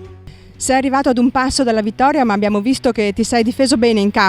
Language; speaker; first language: Italian; native; Italian